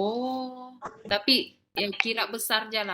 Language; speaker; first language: Malay; native; Malay